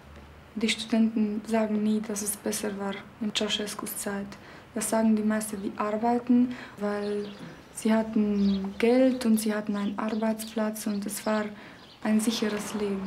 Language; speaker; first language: German; non-native, local second language; Romanian